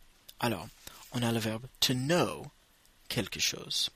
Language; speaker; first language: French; non-native, fluent; English